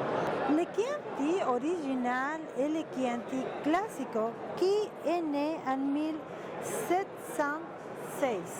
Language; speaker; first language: French; non-native, fluent; Spanish